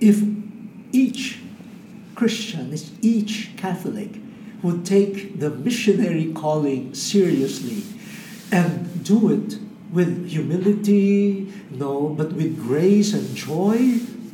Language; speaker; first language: English; non-native, local second language; Filipino